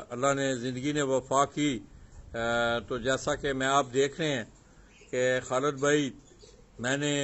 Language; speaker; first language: Urdu; native; Urdu